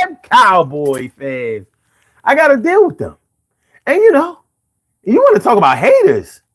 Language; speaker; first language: English; native; English